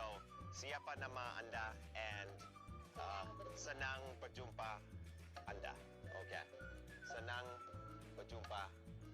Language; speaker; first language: Indonesian; non-native, learner; English